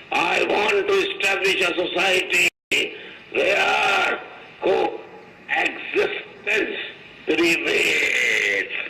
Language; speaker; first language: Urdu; native; Urdu